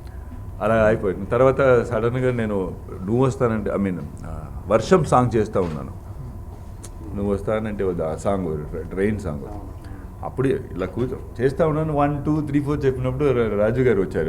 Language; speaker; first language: Telugu; non-native, learner; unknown